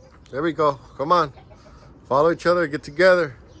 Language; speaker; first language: English; early bilingual, other home language; Spanish